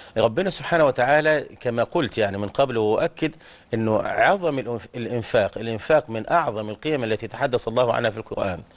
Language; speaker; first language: Arabic; native; Arabic